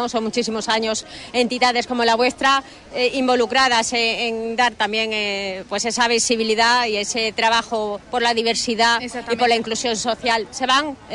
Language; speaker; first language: Spanish; native; Spanish